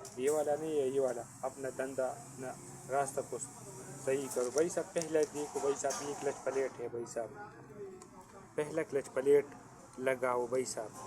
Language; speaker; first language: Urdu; non-native, local second language; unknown